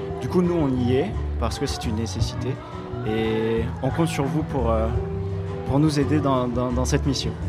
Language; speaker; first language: French; native; French